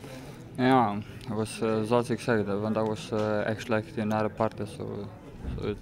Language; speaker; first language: Dutch; non-native, learner; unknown